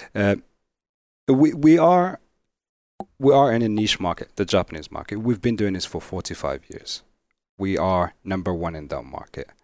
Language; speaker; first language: English; non-native, fluent; Arabic